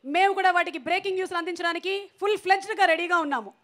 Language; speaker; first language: Telugu; native; Telugu